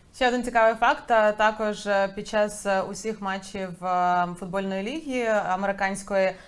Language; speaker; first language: Ukrainian; native; Ukrainian